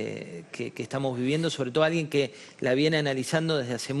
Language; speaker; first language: Spanish; native; Spanish